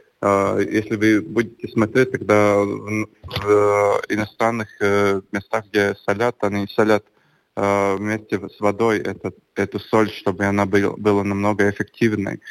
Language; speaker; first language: Russian; non-native, local second language; Latvian